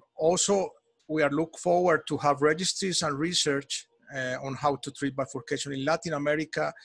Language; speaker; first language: English; non-native, fluent; Spanish